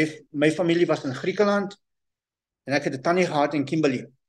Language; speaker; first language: Afrikaans; non-native, local second language; English